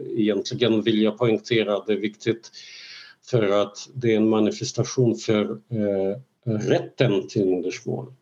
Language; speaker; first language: Swedish; non-native, fluent; Russian